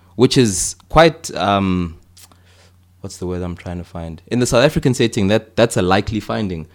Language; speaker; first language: English; native; English